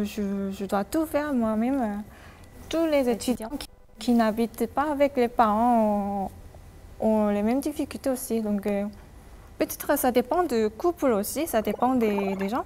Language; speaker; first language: French; non-native, fluent; Korean